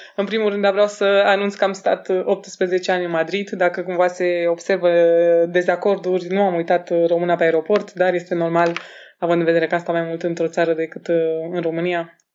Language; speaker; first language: Romanian; native; Romanian